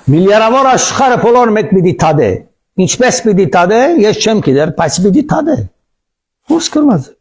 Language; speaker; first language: Armenian; early bilingual, heritage; Armenian